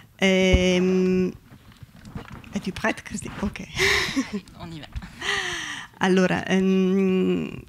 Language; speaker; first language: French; non-native, learner; Italian